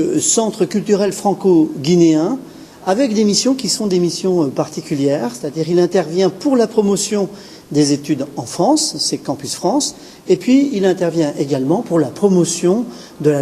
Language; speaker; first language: French; native; French